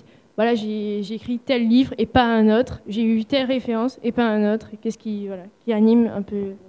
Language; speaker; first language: French; native; French